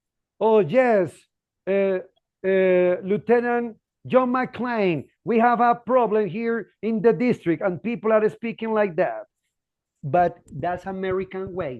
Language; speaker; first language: English; non-native, fluent; Spanish